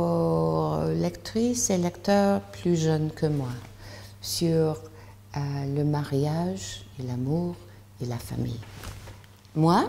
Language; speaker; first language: French; non-native, learner; English